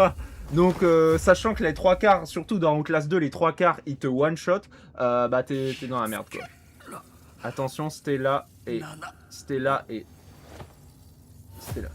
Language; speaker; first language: French; native; French